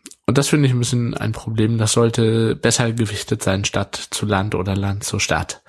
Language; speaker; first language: German; native; German